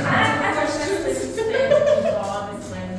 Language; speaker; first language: English; non-native, learner; Vietnamese